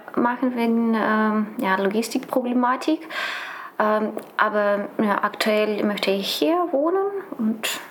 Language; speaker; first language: German; non-native, fluent; Russian